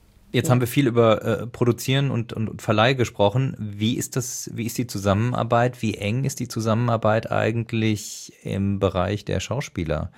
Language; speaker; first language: German; native; German